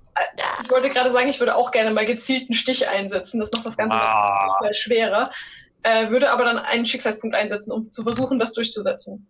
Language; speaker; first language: German; native; German